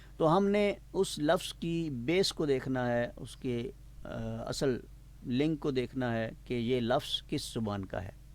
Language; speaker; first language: Urdu; non-native, local second language; Punjabi